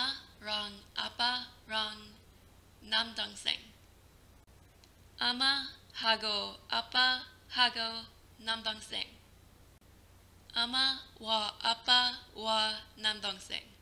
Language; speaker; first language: Korean; non-native, learner; English